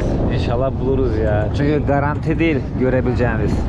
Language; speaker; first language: Turkish; native; Turkish